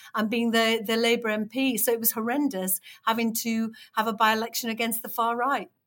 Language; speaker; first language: English; native; English